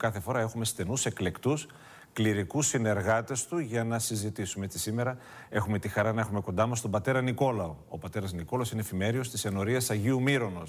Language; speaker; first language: Greek; native; Greek